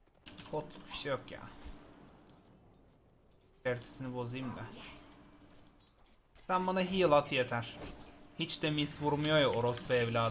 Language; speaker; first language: Turkish; native; Turkish